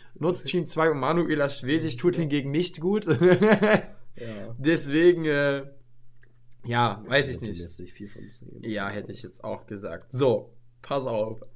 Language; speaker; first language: German; native; German